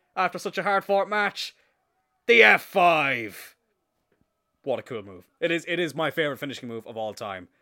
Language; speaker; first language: English; native; English